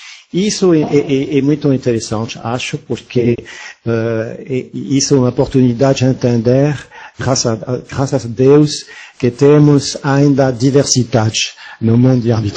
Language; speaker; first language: Portuguese; non-native, fluent; French